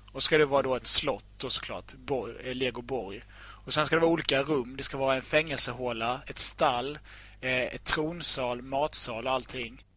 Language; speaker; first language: Swedish; native; Swedish